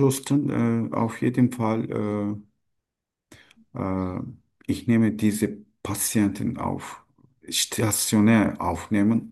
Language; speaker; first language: German; non-native, learner; Turkish